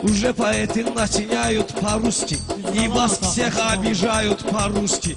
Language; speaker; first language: Russian; non-native, learner; Talysh